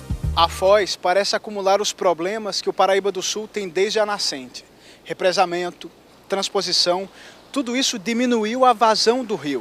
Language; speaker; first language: Portuguese; native; Portuguese